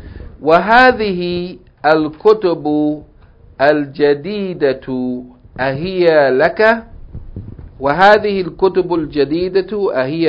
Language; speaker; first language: Arabic; non-native, fluent; English